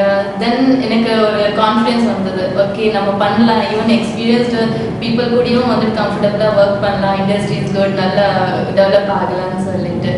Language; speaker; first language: Tamil; non-native, local second language; Telugu